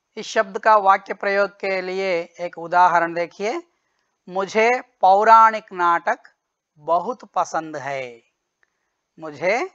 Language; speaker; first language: Hindi; non-native, local second language; Telugu